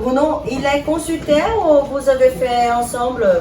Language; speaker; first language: French; non-native, fluent; Portuguese